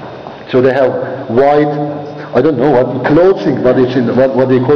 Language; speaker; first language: English; non-native, fluent; Turkish